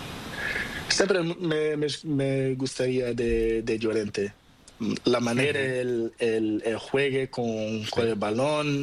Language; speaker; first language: Spanish; non-native, learner; Portuguese